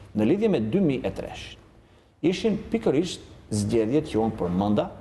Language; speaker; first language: Albanian; non-native, local second language; Greek